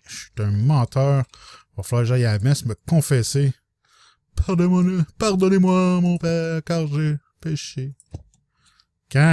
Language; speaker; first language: French; native; French